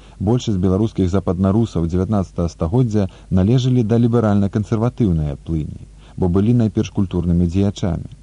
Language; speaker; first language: Belarusian; native; Belarusian